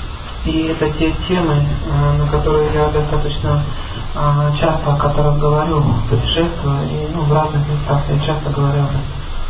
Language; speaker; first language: Russian; native; Russian